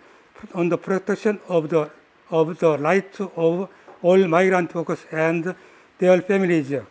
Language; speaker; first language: English; non-native, learner; Korean